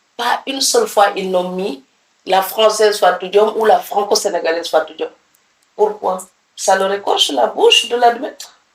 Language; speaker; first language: French; non-native, local second language; Serer